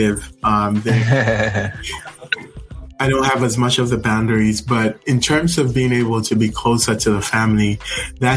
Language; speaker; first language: English; non-native, local second language; Akan